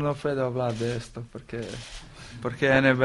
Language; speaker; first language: Spanish; non-native, learner; Slovenian